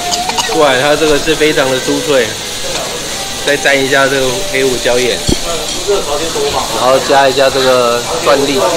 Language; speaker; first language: Chinese; native; Chinese